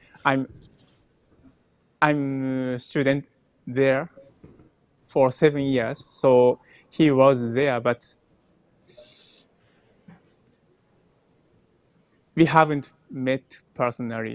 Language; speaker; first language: English; non-native, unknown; Japanese